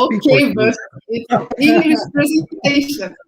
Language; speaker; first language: English; non-native, fluent; Portuguese